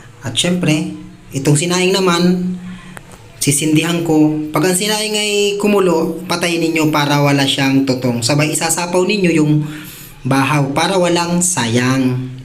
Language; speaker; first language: Filipino; native; Filipino